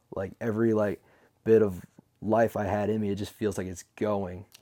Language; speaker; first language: English; native; English